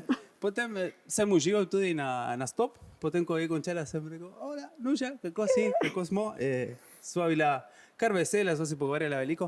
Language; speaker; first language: Slovenian; non-native, fluent; Spanish